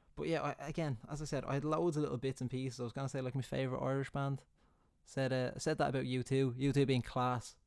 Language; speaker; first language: English; native; English